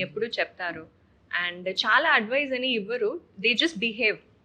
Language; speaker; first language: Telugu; non-native, local second language; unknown